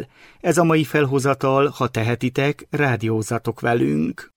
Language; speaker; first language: Hungarian; native; Hungarian